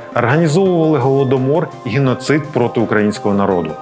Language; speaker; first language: Ukrainian; native; Ukrainian